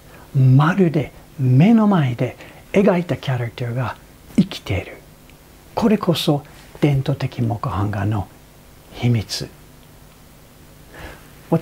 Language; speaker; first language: Japanese; non-native, fluent; English